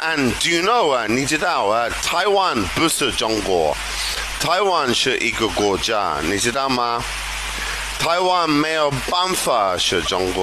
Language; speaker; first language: Chinese; non-native, learner; English